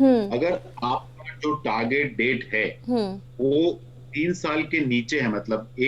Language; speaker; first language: Hindi; native; Hindi